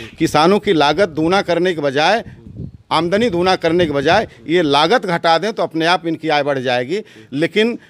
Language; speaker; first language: Hindi; native; Hindi